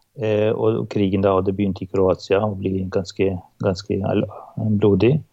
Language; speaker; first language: Norwegian; non-native, fluent; Albanian